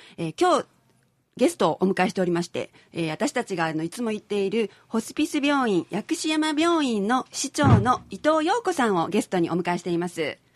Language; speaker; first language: Japanese; native; Japanese